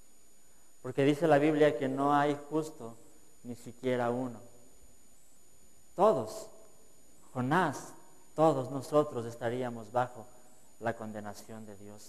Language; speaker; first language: Spanish; native; Spanish